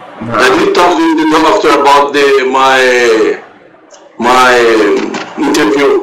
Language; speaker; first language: English; non-native, learner; Portuguese